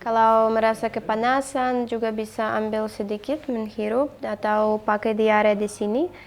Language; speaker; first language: Indonesian; non-native, fluent; Russian